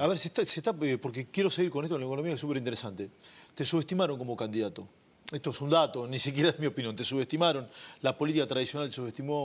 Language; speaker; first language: Spanish; native; Spanish